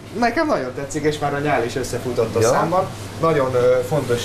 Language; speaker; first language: Hungarian; native; Hungarian